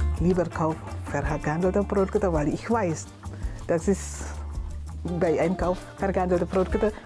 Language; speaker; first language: German; non-native, learner; Indonesian